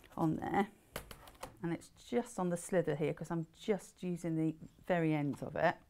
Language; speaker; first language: English; native; English